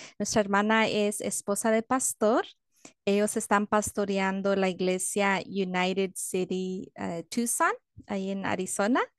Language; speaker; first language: Spanish; early bilingual, heritage; Spanish